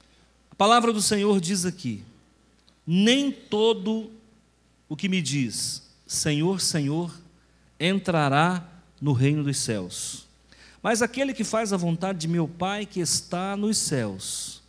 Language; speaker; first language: Portuguese; native; Portuguese